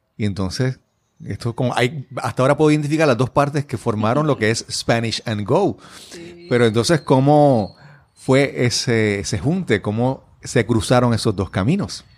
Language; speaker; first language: Spanish; native; Spanish